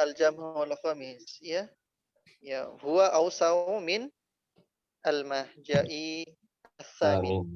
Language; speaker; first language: Arabic; non-native, fluent; Indonesian